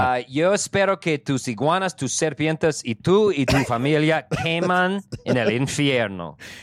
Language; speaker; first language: Spanish; non-native, fluent; English